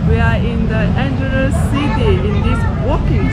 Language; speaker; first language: English; non-native, learner; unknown